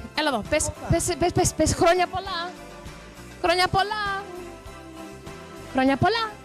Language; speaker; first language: Greek; early bilingual, heritage; Greek